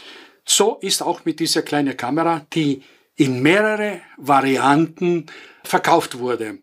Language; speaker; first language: German; non-native, fluent; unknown